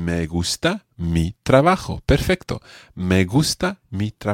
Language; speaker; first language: Spanish; non-native, fluent; English